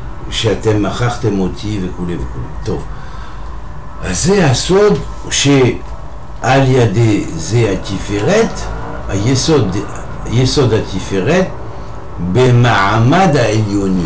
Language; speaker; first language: Hebrew; non-native, fluent; French